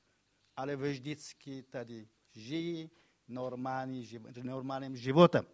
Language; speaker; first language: Czech; non-native, fluent; Kurdish